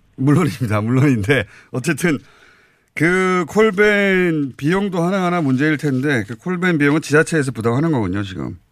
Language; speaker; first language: Korean; native; Korean